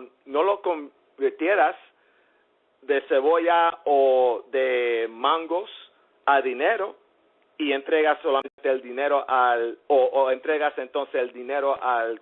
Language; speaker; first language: Spanish; early bilingual, heritage; English